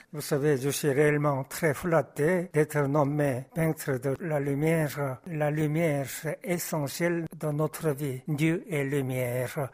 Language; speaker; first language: French; non-native, fluent; Korean